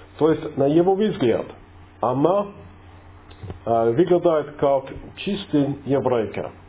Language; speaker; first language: Russian; non-native, fluent; English